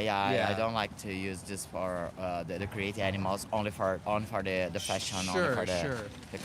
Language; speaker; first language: English; non-native, learner; Portuguese